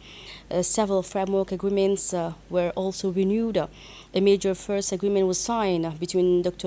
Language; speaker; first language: English; non-native, fluent; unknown